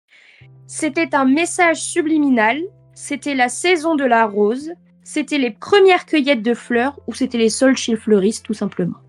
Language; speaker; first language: French; native; French